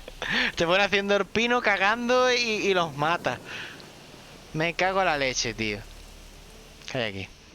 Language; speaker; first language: Spanish; native; Spanish